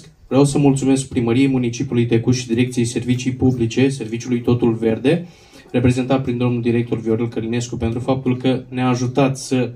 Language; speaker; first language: Romanian; native; Romanian